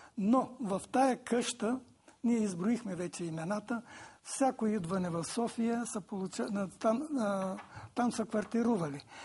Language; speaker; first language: Bulgarian; native; Bulgarian